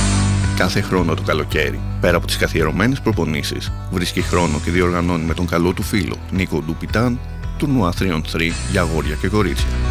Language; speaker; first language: Greek; native; Greek